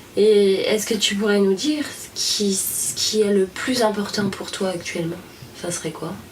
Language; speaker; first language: French; native; French